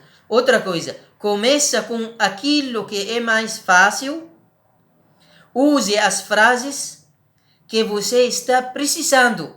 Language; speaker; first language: Portuguese; non-native, learner; Arabic